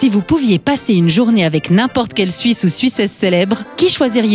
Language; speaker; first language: French; native; French